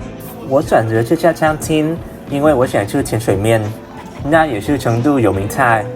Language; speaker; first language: Chinese; non-native, learner; Vietnamese